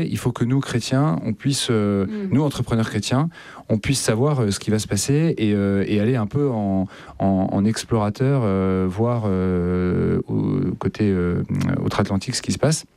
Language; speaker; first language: French; native; French